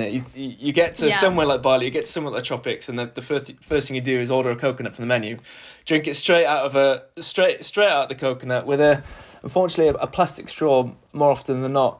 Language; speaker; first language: English; native; English